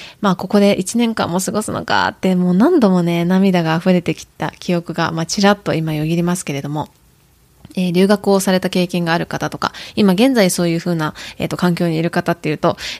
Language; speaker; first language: Japanese; native; Japanese